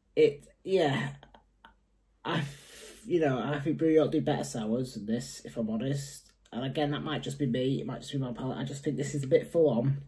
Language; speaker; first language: English; native; English